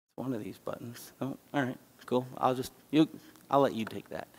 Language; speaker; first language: English; native; English